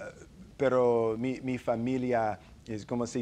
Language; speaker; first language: Spanish; non-native, learner; English